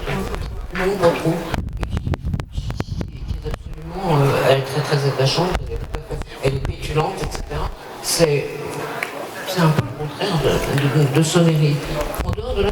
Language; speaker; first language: French; native; French